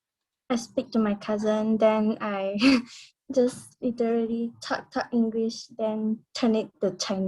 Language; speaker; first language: English; non-native, learner; Chinese